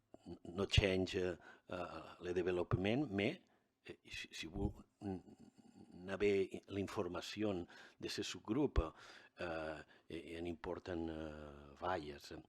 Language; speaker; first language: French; non-native, learner; Catalan